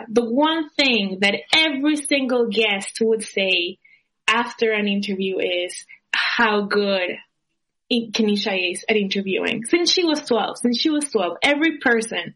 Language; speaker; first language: English; non-native, fluent; Spanish